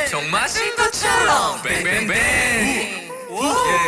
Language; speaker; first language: Korean; native; Korean